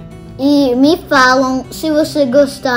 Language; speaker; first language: Portuguese; early bilingual, heritage; Portuguese